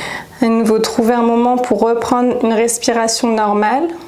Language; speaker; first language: French; native; French